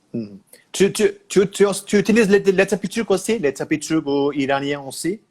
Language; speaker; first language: French; non-native, learner; Turkish